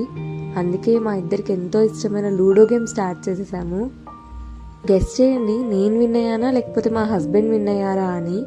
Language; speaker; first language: Telugu; native; Telugu